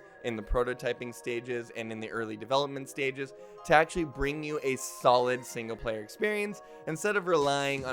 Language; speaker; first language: English; native; English